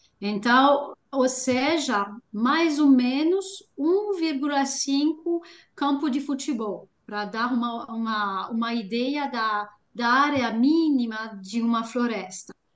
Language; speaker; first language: Portuguese; non-native, fluent; French